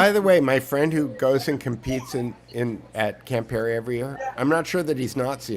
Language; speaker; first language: English; native; English